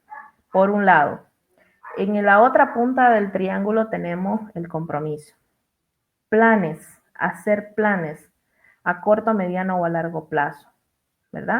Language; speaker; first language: Spanish; native; Spanish